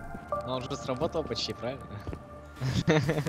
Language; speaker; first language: Russian; native; Russian